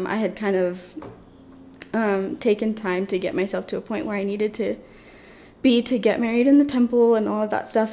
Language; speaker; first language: English; native; English